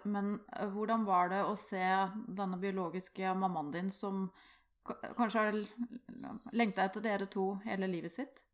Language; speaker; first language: Norwegian; native; Norwegian